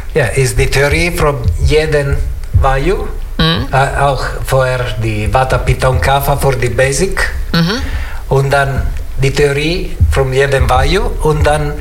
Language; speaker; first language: German; non-native, learner; Italian